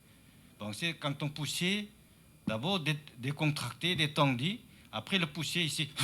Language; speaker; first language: French; non-native, learner; Chinese